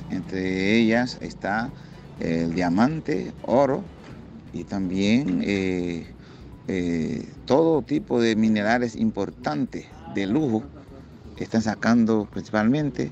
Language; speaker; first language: Spanish; non-native, fluent; Haitian Creole